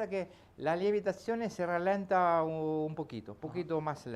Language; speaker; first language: Spanish; non-native, learner; Italian